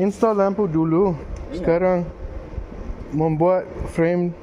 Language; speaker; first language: Indonesian; non-native, learner; English